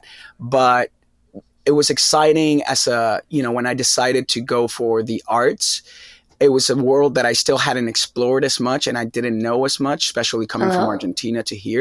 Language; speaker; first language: English; non-native, fluent; Spanish